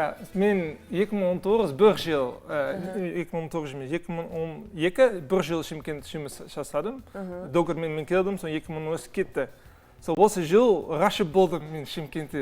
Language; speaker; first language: Kazakh; non-native, learner; Dutch